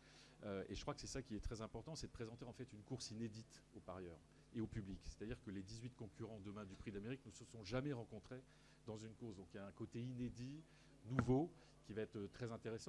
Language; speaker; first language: French; native; French